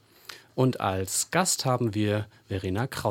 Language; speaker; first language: German; native; German